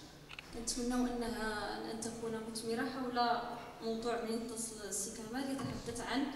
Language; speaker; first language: Arabic; native; Arabic